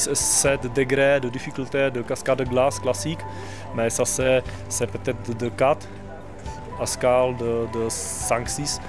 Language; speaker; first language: French; non-native, learner; Czech